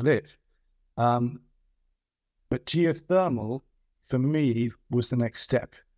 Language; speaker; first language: English; native; English